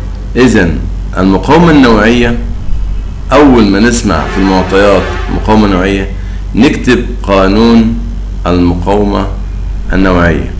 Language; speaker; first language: Arabic; native; Arabic